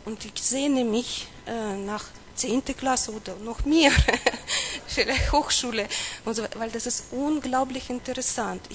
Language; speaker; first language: German; non-native, learner; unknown